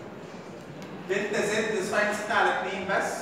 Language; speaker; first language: Arabic; native; Arabic